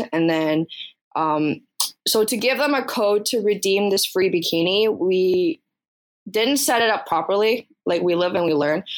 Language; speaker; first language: English; early bilingual, other home language; Chinese